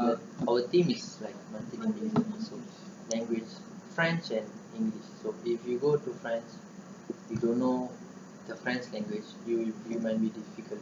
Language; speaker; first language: English; non-native, learner; Malay